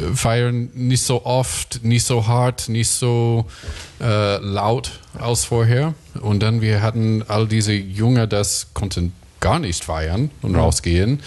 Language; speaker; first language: German; non-native, fluent; English